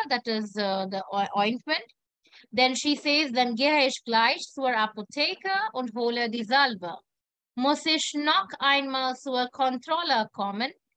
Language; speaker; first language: German; non-native, fluent; Hindi